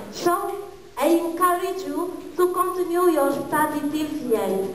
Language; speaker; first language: English; non-native, learner; Malagasy